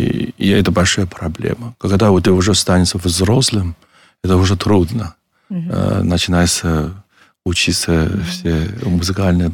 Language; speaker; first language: Russian; non-native, learner; Chinese